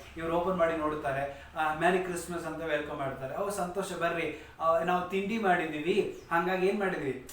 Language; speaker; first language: Kannada; non-native, local second language; Tamil